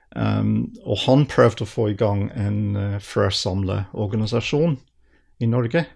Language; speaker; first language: Norwegian; non-native, fluent; English